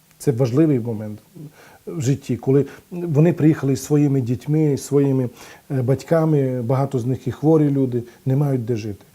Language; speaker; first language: Ukrainian; non-native, local second language; Romany